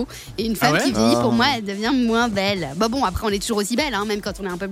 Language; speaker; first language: French; native; French